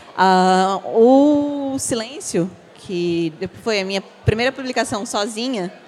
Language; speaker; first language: Portuguese; native; Portuguese